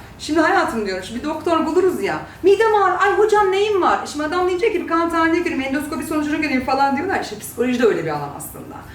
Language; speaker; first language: Turkish; early bilingual, heritage; Turkish